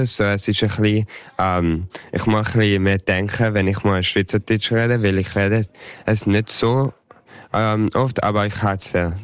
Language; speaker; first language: German; early bilingual, heritage; English